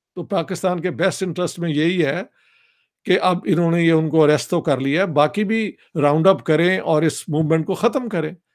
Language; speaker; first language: Urdu; non-native, local second language; Punjabi